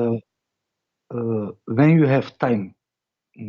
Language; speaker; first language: English; non-native, learner; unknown